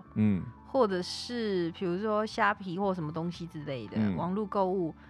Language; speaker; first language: Chinese; non-native, local second language; Min Nan Chinese